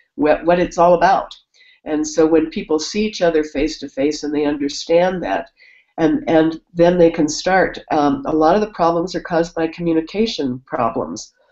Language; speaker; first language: English; native; English